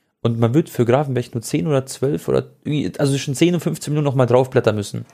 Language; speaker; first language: German; early bilingual, other home language; Croatian